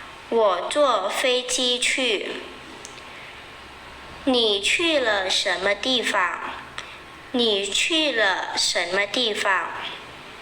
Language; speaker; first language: Chinese; non-native, fluent; Indonesian